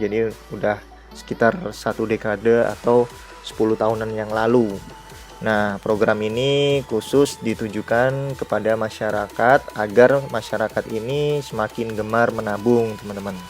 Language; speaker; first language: Indonesian; native; Indonesian